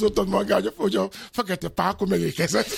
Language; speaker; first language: Hungarian; non-native, fluent; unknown